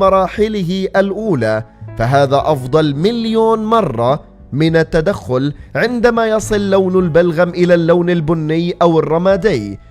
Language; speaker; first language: Arabic; native; Arabic